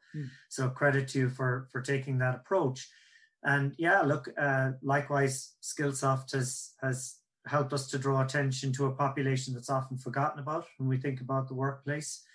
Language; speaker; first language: English; native; English